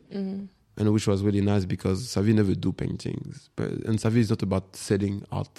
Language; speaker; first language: English; non-native, fluent; French